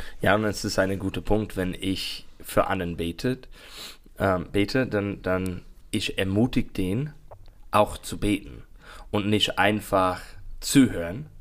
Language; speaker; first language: German; non-native, learner; English